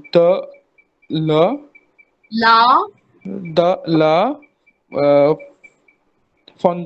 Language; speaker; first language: French; non-native, learner; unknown